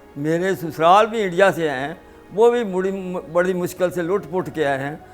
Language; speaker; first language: Urdu; non-native, local second language; Punjabi